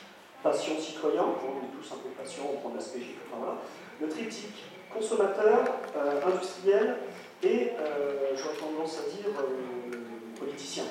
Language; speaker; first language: French; native; French